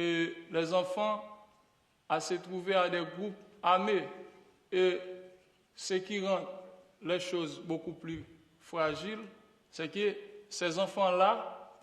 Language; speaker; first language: French; non-native, local second language; Haitian Creole